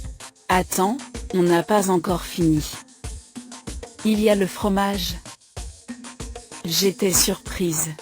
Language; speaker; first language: French; non-native, fluent; Thai